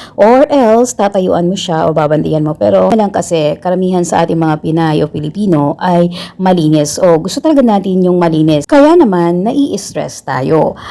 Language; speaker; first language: Filipino; native; Filipino